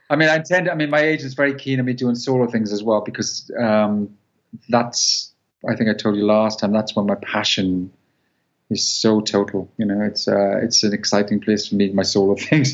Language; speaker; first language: English; native; English